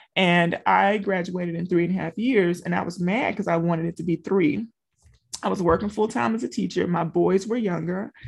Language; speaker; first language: English; native; English